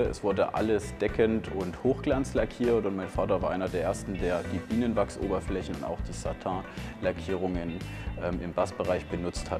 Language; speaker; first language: German; native; German